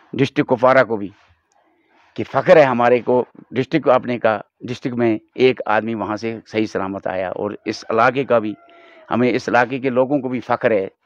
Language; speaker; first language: Hindi; non-native, local second language; Kashmiri